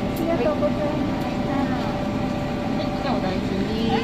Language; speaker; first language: Japanese; non-native, learner; Filipino